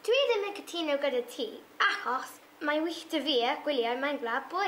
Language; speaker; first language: Welsh; non-native, learner; English